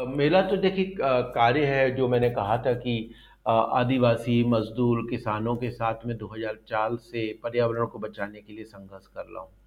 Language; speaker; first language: Hindi; native; Hindi